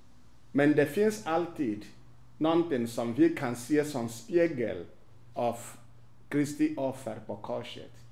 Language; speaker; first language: Swedish; non-native, fluent; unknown